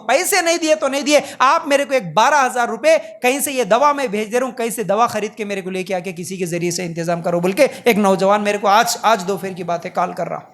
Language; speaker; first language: Urdu; native; Urdu